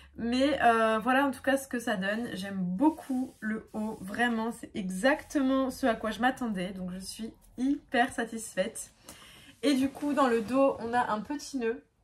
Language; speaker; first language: French; native; French